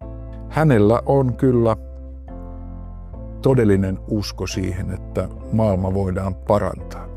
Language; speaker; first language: Finnish; native; Finnish